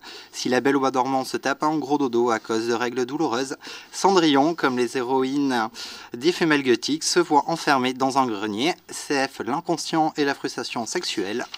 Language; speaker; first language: French; native; French